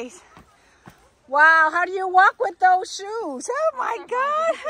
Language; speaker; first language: English; non-native, learner; Vietnamese